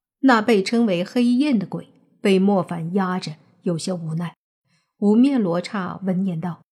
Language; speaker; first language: Chinese; native; Chinese